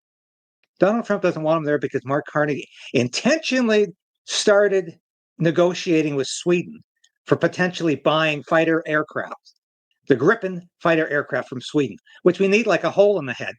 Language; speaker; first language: English; native; English